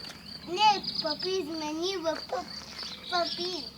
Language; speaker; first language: Dutch; early bilingual, heritage; Dutch